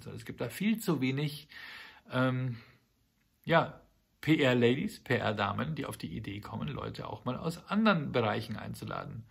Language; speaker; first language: German; native; German